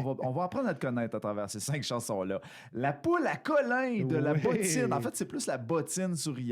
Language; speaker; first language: French; native; French